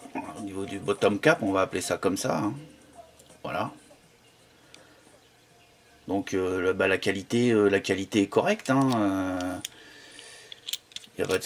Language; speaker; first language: French; native; French